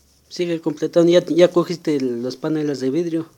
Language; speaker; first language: Spanish; native; Spanish